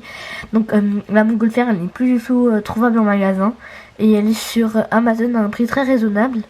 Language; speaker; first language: French; native; French